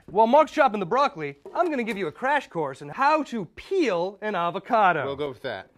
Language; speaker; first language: English; native; English